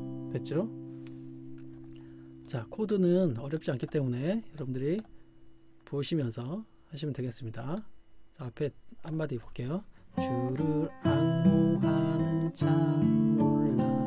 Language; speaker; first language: Korean; native; Korean